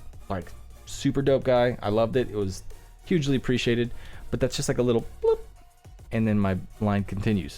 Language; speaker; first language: English; native; English